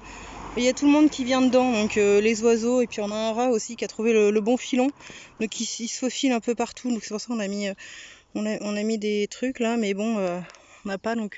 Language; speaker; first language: French; native; French